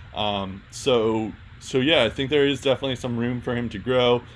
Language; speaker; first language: English; native; English